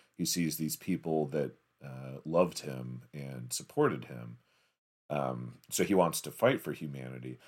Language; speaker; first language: English; native; English